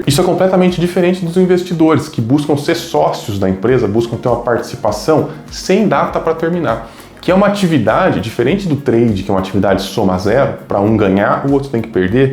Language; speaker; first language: Portuguese; native; Portuguese